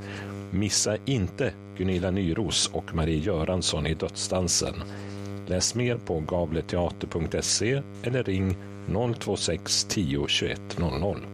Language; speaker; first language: Swedish; native; Swedish